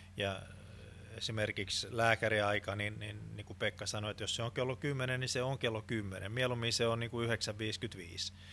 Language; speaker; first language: Finnish; non-native, local second language; Swedish